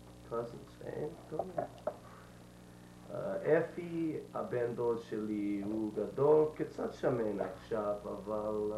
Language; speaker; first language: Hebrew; non-native, learner; English